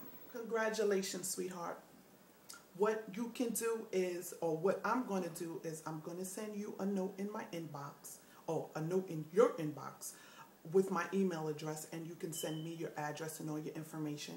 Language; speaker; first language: English; native; English